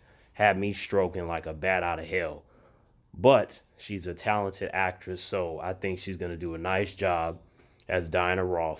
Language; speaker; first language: English; native; English